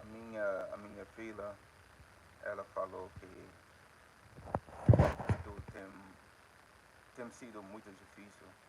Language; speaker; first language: Portuguese; non-native, fluent; English